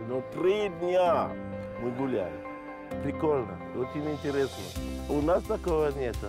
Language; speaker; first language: Russian; non-native, fluent; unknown